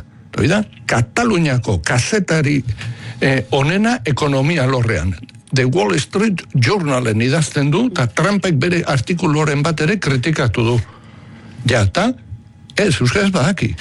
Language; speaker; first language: Basque; native; Basque